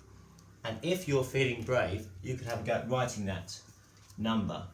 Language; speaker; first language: English; native; English